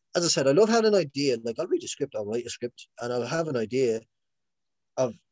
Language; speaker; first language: English; native; English